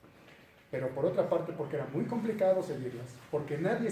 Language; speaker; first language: Spanish; native; Spanish